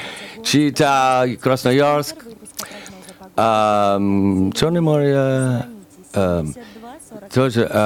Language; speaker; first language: Russian; non-native, learner; English